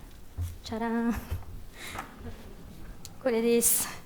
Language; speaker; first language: Japanese; non-native, learner; English